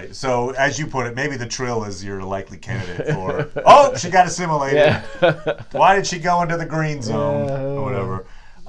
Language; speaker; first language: English; native; English